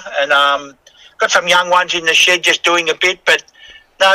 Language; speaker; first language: English; native; English